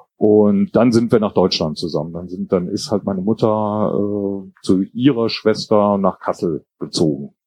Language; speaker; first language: German; native; German